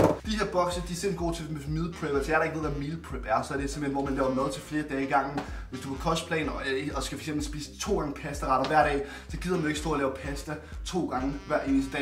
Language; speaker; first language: Danish; native; Danish